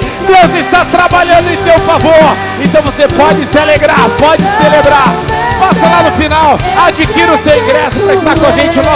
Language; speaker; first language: Portuguese; native; Portuguese